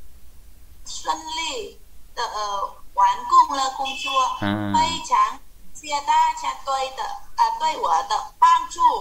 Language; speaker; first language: Chinese; non-native, learner; Vietnamese